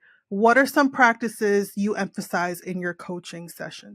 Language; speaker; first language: English; native; English